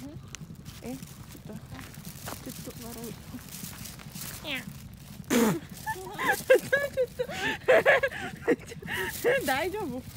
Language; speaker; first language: Japanese; non-native, learner; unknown